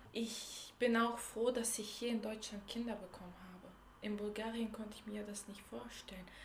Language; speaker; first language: German; early bilingual, other home language; Turkish